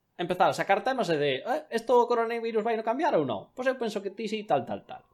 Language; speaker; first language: Galician; non-native, local second language; Spanish